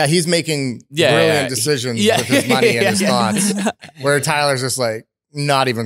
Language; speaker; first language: English; native; English